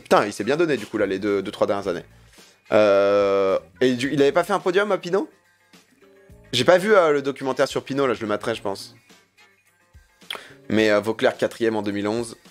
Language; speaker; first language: French; native; French